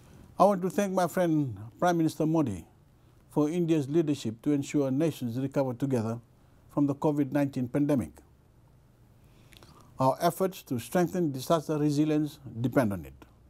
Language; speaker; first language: English; non-native, local second language; Fijian